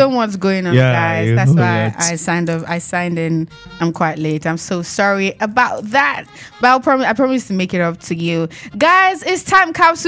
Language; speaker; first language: English; non-native, local second language; Yoruba